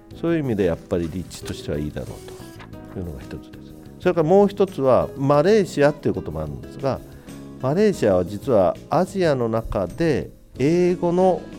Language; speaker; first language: Japanese; native; Japanese